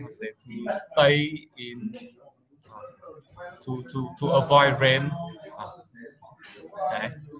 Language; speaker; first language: English; non-native, learner; Vietnamese